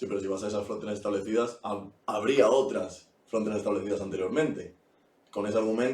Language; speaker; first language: Spanish; native; Spanish